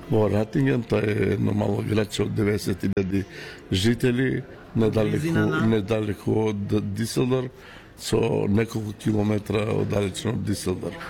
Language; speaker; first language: Macedonian; non-native, local second language; Romany